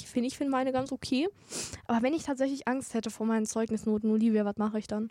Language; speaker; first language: German; native; German